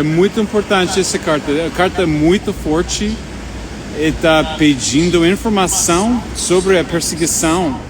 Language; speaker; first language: Portuguese; non-native, fluent; English